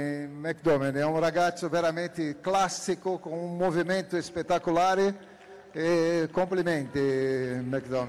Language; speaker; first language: Italian; non-native, fluent; Portuguese